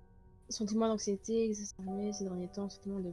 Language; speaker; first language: French; native; French